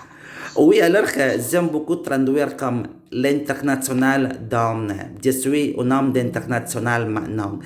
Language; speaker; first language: French; non-native, learner; Indonesian